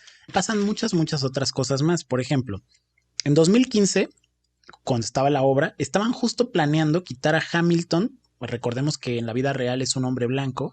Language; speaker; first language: Spanish; native; Spanish